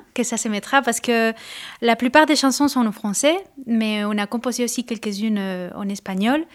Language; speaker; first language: French; non-native, fluent; Spanish